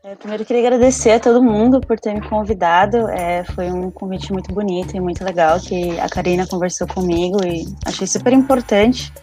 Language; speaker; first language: Portuguese; early bilingual, other home language; Spanish